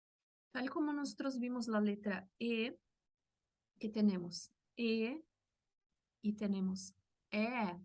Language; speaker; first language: Spanish; non-native, fluent; Portuguese